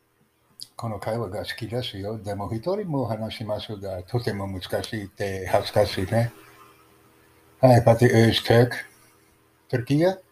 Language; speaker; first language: Japanese; non-native, learner; English